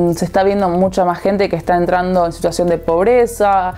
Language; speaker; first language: Spanish; native; Spanish